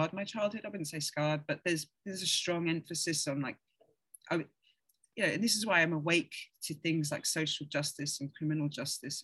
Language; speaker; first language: English; native; English